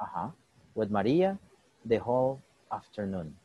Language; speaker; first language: English; non-native, fluent; Spanish